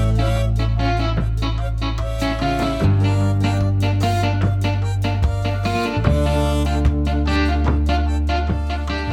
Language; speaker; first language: English; native; English